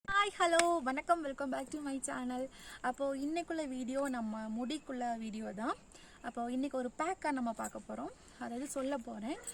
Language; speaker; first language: Tamil; non-native, local second language; Malayalam